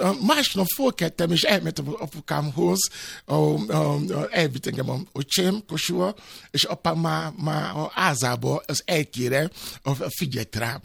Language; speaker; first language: Hungarian; non-native, fluent; Yoruba